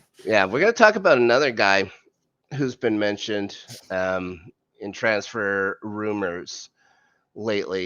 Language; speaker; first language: English; native; English